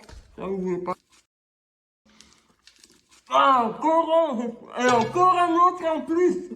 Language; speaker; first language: French; native; French